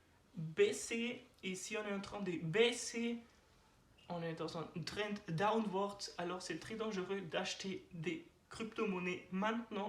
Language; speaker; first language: French; non-native, learner; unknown